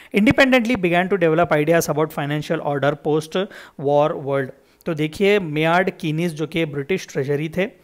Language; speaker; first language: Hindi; non-native, local second language; Telugu